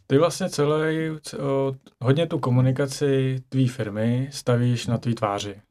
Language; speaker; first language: Czech; native; Czech